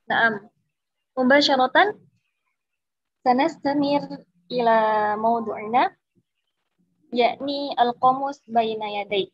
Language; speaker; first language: Arabic; non-native, learner; Indonesian